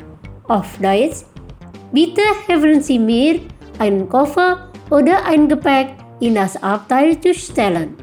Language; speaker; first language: German; non-native, fluent; Indonesian